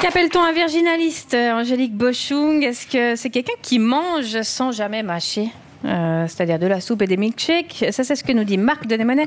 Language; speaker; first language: French; native; French